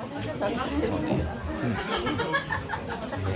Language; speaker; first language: Japanese; non-native, learner; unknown